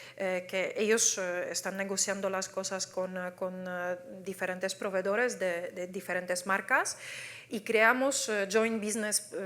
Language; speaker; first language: Spanish; non-native, fluent; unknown